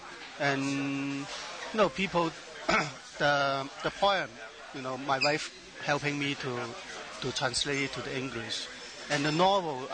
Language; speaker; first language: English; non-native, learner; Chinese